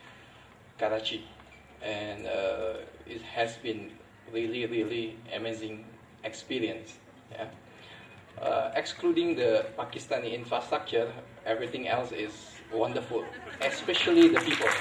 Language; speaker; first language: English; non-native, fluent; Indonesian